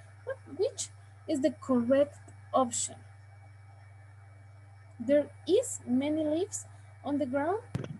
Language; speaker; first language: English; non-native, fluent; Spanish